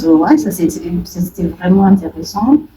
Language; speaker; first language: French; non-native, learner; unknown